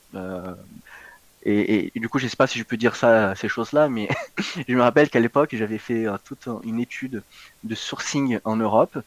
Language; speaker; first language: French; non-native, fluent; Portuguese